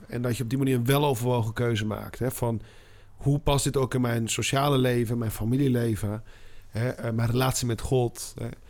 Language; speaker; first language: Dutch; native; Dutch